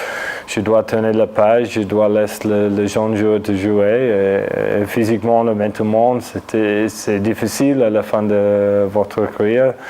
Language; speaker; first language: French; non-native, fluent; English